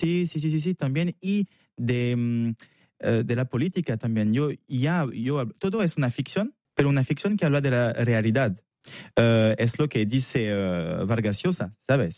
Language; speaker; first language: Spanish; non-native, learner; French